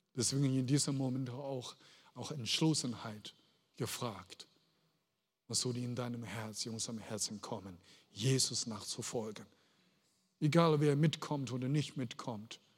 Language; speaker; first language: German; non-native, fluent; Chinese